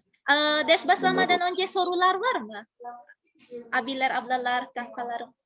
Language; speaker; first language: Turkish; non-native, fluent; Indonesian